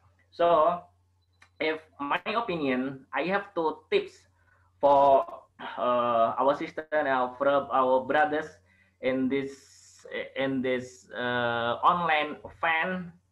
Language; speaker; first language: English; non-native, learner; Indonesian